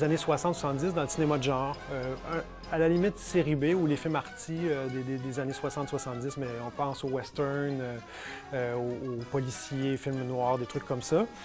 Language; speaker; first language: French; native; French